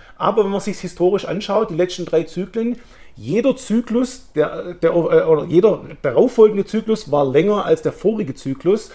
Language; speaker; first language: German; early bilingual, heritage; German